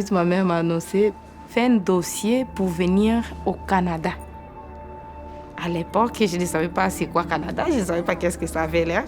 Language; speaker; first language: French; non-native, local second language; Swahili